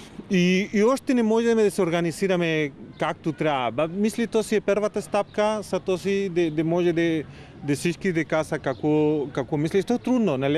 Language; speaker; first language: Bulgarian; non-native, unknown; Spanish